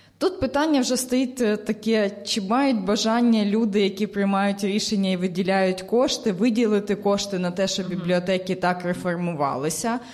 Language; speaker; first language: Ukrainian; non-native, local second language; Russian